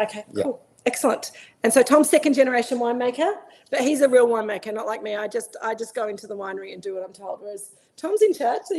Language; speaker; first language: English; native; English